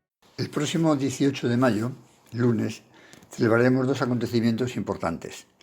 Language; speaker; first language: Spanish; native; Spanish